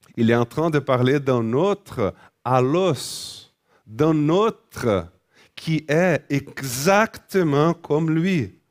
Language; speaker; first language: French; non-native, fluent; Portuguese